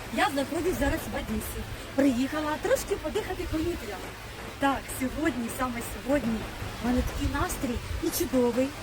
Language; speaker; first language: Ukrainian; non-native, local second language; Russian